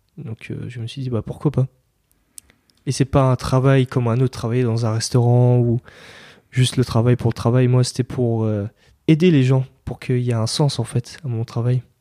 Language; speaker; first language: French; early bilingual, other home language; Kurdish